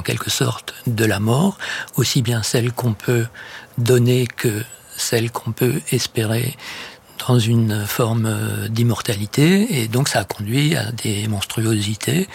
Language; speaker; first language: French; native; French